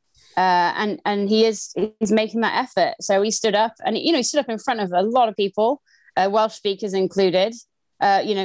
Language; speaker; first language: English; native; English